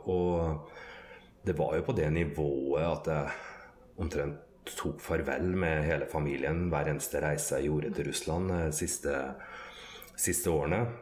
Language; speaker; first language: Norwegian; native; Norwegian